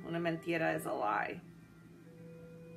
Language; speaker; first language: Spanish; non-native, fluent; English